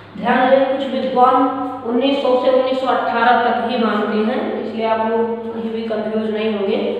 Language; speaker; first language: Hindi; native; Hindi